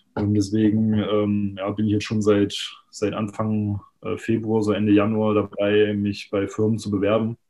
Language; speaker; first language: German; native; German